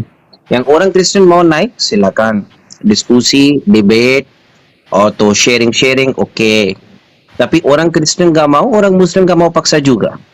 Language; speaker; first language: Indonesian; non-native, learner; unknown